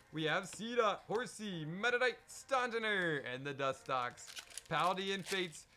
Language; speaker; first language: English; native; English